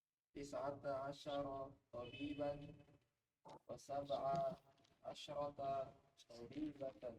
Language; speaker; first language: Arabic; non-native, learner; Indonesian